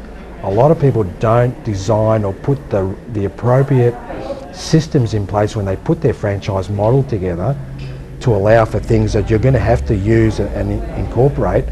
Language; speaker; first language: English; native; English